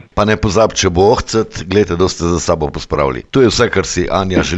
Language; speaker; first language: Slovenian; native; Slovenian